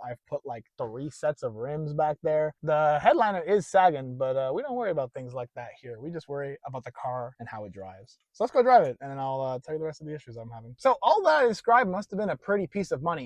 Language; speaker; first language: English; native; English